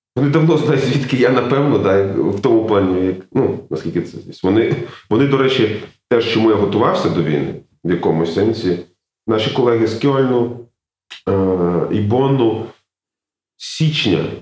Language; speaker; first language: Ukrainian; native; Ukrainian